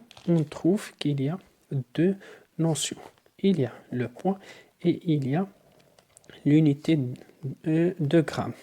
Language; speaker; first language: French; non-native, local second language; Arabic